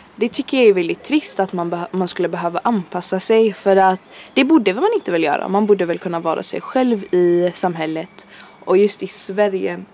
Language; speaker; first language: Swedish; early bilingual, other home language; Arabic